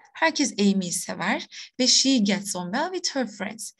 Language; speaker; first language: English; non-native, fluent; Turkish